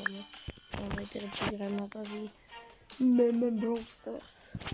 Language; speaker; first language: Bulgarian; native; Bulgarian